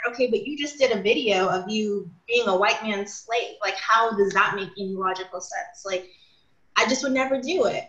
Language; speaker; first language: English; native; English